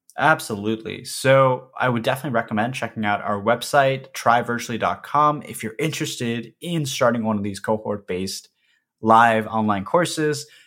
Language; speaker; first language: English; early bilingual, other home language; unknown